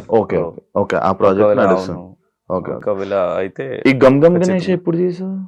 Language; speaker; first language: Telugu; native; Telugu